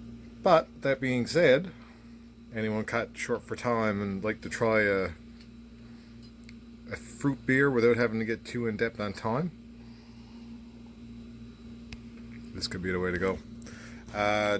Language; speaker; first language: English; native; English